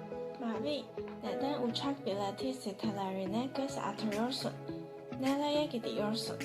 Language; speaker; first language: Turkish; non-native, learner; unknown